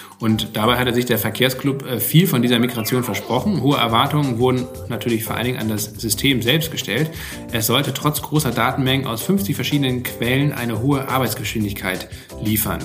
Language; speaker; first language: German; native; German